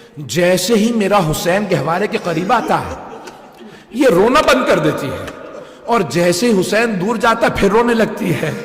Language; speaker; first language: Urdu; native; Urdu